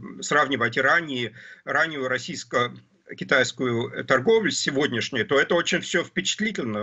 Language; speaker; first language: Russian; non-native, fluent; German